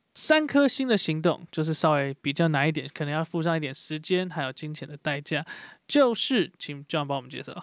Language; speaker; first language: Chinese; native; Chinese